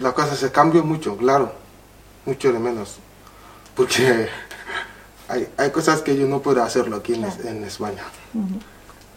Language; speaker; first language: Spanish; non-native, learner; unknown